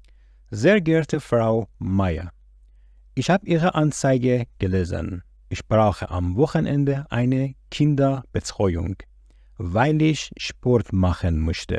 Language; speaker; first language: German; non-native, fluent; Persian